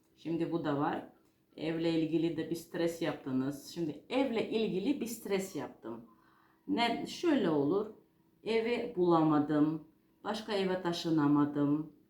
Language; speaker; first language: Turkish; non-native, fluent; Georgian